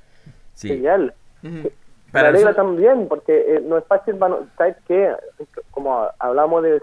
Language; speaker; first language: Spanish; non-native, fluent; French